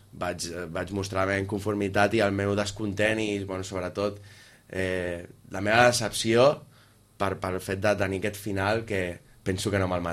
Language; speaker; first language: Catalan; native; Catalan